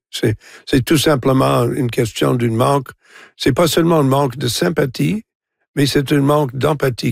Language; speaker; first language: French; non-native, local second language; English